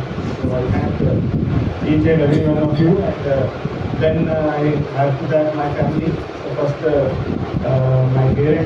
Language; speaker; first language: Telugu; native; Telugu